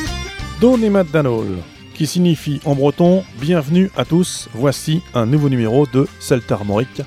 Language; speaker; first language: French; native; French